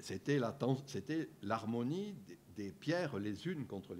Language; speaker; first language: French; native; French